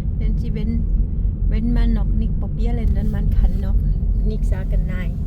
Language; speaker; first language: German; non-native, learner; Thai